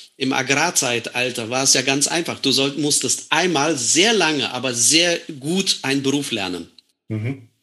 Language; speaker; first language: German; non-native, fluent; Estonian